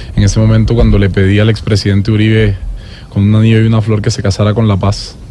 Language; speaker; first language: Spanish; native; Spanish